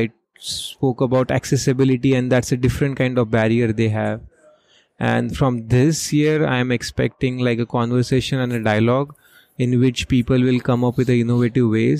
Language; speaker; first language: English; non-native, local second language; Marathi